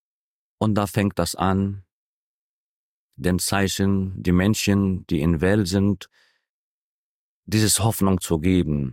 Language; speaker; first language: German; non-native, fluent; Arabic